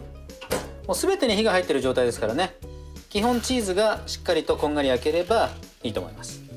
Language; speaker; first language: Japanese; native; Japanese